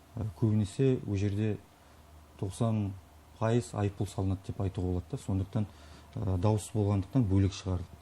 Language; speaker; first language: Kazakh; native; Kazakh